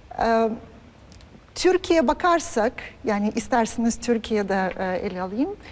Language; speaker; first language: Turkish; non-native, fluent; Russian